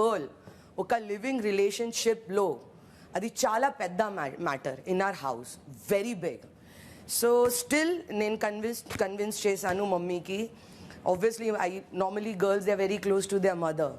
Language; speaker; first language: Telugu; non-native, fluent; Hindi